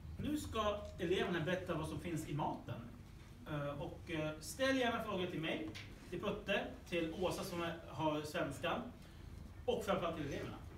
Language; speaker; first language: Swedish; native; Swedish